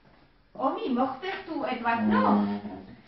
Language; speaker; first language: German; non-native, learner; Spanish